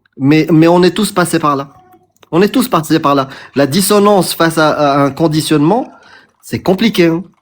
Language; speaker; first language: French; non-native, local second language; Arabic